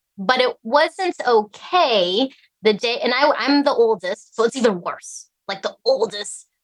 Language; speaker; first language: English; early bilingual, other home language; Cantonese